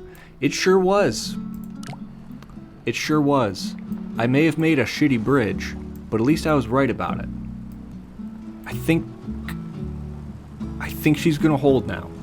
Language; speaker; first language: English; native; English